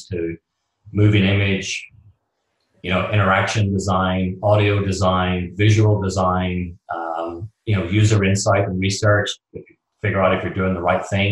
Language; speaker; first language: English; native; English